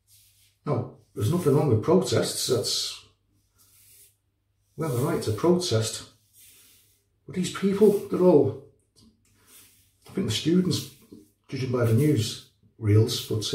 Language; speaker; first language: English; native; English